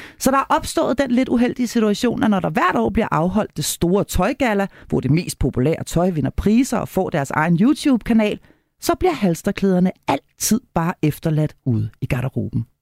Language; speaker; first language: Danish; native; Danish